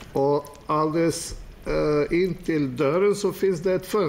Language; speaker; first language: Swedish; non-native, fluent; Albanian